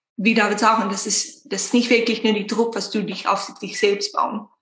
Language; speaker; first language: German; non-native, fluent; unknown